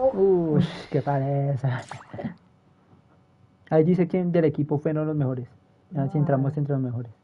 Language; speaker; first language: Spanish; native; Spanish